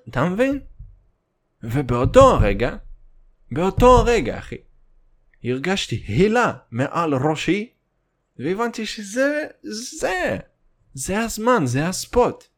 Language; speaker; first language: Hebrew; native; Hebrew